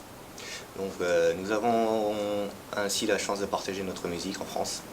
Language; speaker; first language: French; early bilingual, heritage; French